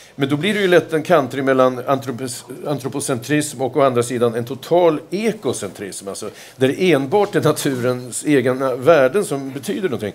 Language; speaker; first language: Swedish; native; Swedish